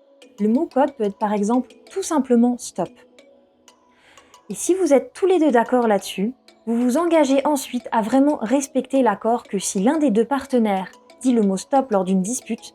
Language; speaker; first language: French; native; French